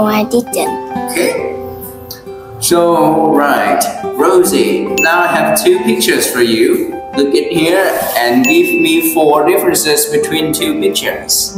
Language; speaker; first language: English; non-native, fluent; Vietnamese